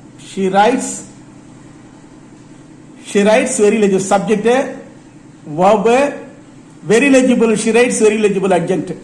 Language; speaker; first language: English; non-native, local second language; Tamil